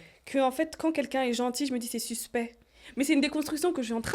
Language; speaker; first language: French; native; French